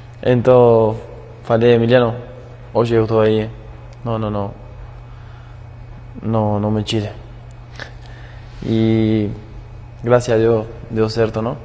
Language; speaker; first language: Portuguese; non-native, learner; Spanish